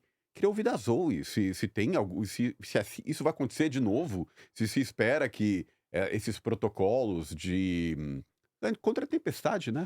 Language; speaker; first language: Portuguese; native; Portuguese